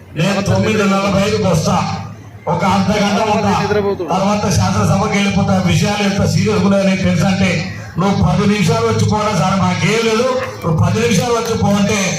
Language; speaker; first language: Telugu; non-native, local second language; Lambadi